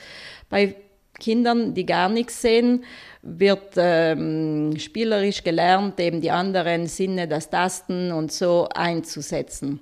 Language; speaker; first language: German; native; German